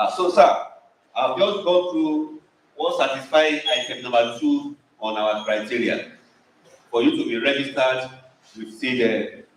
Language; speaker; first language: English; non-native, local second language; Yoruba